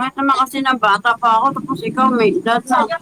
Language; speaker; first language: Filipino; non-native, local second language; Hiligaynon